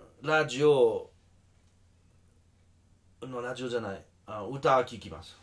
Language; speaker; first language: Japanese; non-native, learner; French